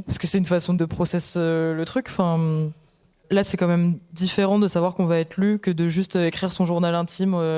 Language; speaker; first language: French; native; French